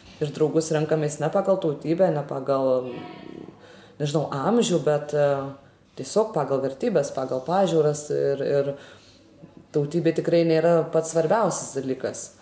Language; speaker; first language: Lithuanian; native; Lithuanian